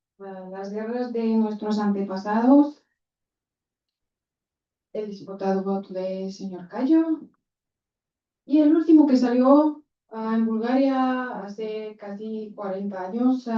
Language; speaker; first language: Spanish; non-native, fluent; Bulgarian